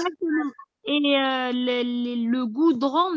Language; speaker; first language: French; non-native, local second language; Arabic